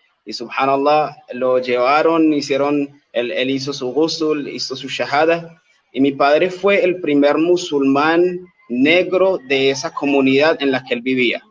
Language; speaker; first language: Spanish; native; Spanish